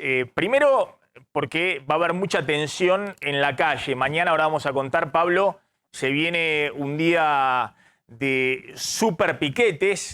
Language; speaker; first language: Spanish; native; Spanish